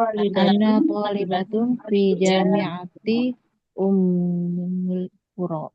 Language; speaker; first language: Arabic; non-native, learner; Indonesian